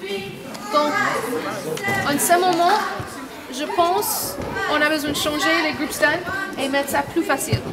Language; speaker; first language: French; non-native, fluent; English